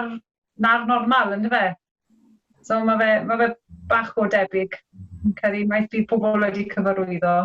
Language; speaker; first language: Welsh; native; Welsh